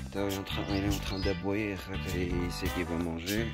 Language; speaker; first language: French; non-native, local second language; Arabic